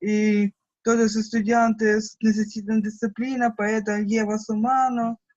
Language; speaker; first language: Spanish; non-native, learner; Russian